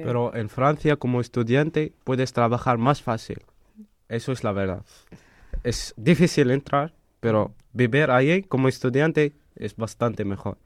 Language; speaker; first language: Spanish; non-native, fluent; Arabic